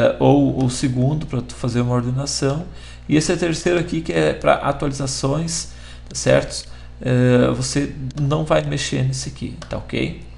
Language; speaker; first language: Portuguese; native; Portuguese